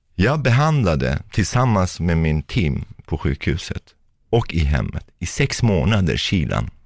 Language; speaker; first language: Swedish; non-native, fluent; Turkish